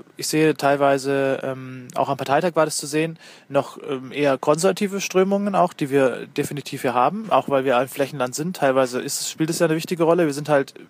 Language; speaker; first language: German; native; German